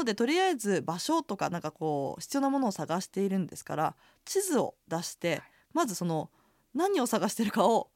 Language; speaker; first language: Japanese; native; Japanese